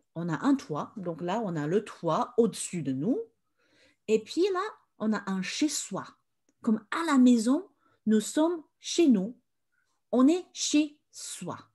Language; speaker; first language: French; non-native, fluent; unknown